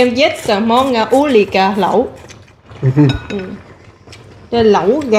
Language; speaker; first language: Vietnamese; native; Vietnamese